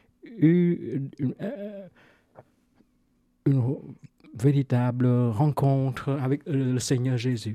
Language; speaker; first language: French; non-native, fluent; Vietnamese